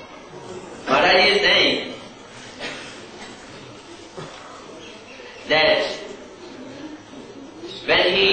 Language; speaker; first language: English; non-native, local second language; Hindi